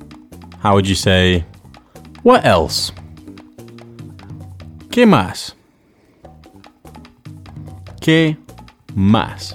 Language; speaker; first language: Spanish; non-native, learner; English